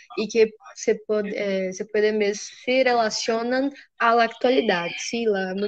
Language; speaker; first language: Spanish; non-native, learner; Portuguese